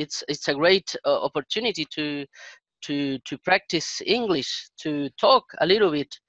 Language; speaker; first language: English; non-native, learner; Spanish